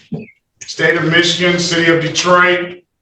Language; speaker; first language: English; native; English